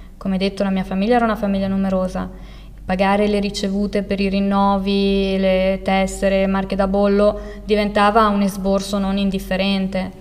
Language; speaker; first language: Italian; early bilingual, other home language; Albanian